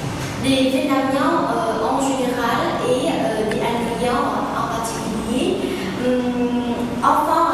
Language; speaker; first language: French; non-native, fluent; Vietnamese